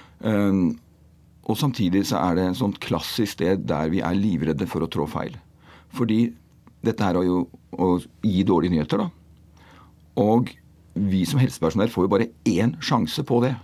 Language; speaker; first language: Norwegian; native; Norwegian